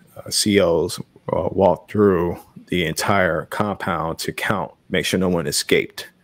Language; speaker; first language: English; native; English